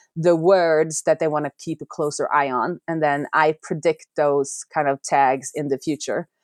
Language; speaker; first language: English; non-native, fluent; Norwegian